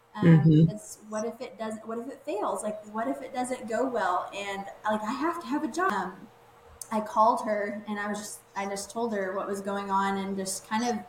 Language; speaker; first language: English; native; English